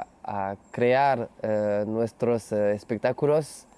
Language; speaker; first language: Spanish; non-native, learner; French